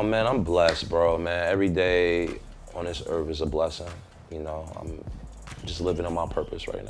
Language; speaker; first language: English; native; English